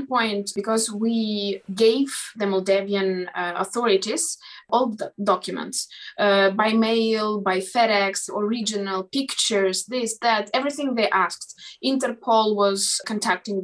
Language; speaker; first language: English; non-native, fluent; Romanian